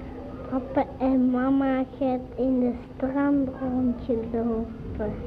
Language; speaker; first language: Dutch; early bilingual, other home language; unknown